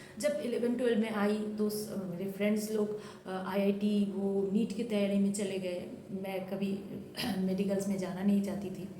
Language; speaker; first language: Hindi; non-native, local second language; Bangla